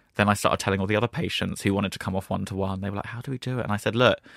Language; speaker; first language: English; native; English